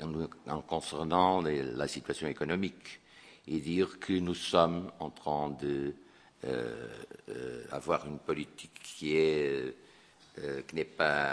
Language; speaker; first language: French; non-native, fluent; Portuguese